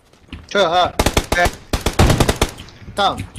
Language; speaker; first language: Chinese; non-native, learner; Korean